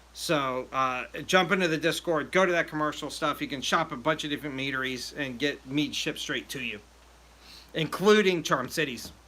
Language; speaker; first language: English; native; English